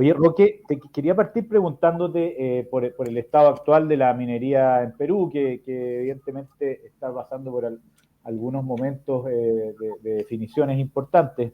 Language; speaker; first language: Spanish; native; Spanish